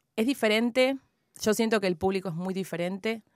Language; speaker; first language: Spanish; native; Spanish